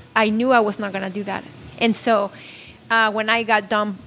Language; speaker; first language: English; non-native, fluent; Spanish